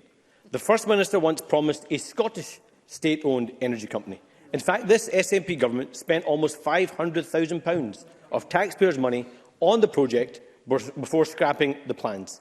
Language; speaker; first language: English; native; English